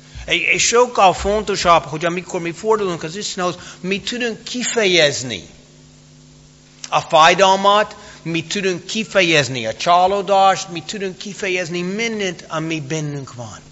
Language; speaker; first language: Hungarian; non-native, fluent; English